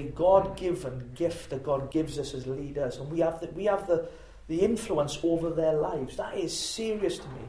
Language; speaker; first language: English; native; English